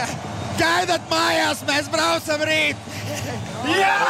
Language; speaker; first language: Latvian; non-native, local second language; Russian